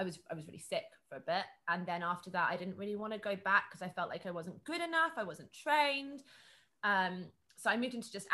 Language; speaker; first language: English; native; English